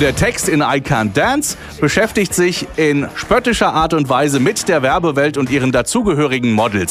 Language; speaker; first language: German; native; German